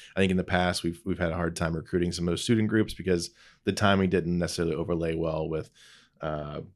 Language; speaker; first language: English; native; English